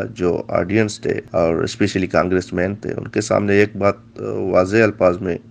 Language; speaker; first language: Urdu; non-native, local second language; Baluchi